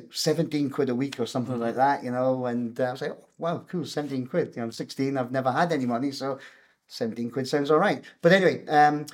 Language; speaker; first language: English; native; English